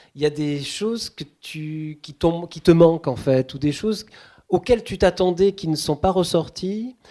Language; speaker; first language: French; native; French